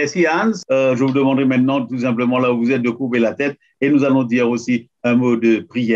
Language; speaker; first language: French; non-native, local second language; Morisyen